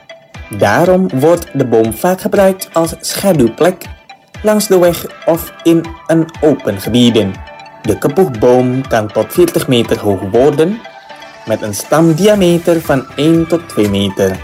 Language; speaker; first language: Dutch; non-native, fluent; Indonesian